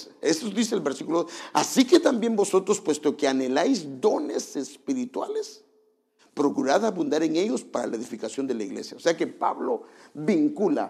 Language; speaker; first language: Spanish; native; Spanish